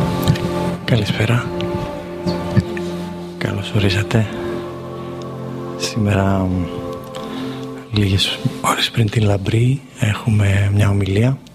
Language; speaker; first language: Greek; native; Greek